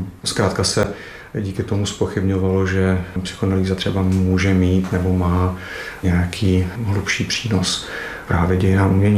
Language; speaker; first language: Czech; native; Czech